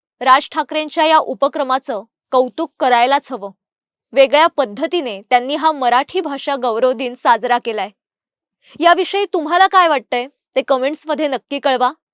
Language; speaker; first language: Marathi; native; Marathi